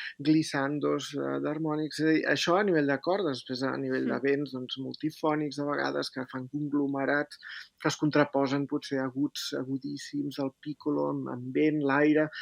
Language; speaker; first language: Catalan; native; Catalan